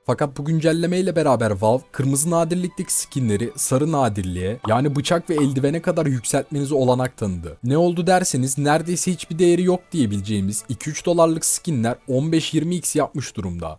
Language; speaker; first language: Turkish; native; Turkish